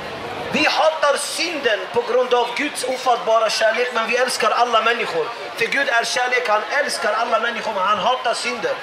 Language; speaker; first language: Swedish; non-native, fluent; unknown